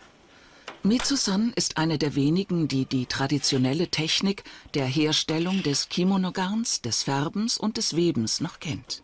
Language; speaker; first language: German; native; German